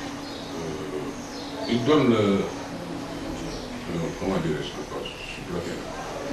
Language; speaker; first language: French; non-native, local second language; Wolof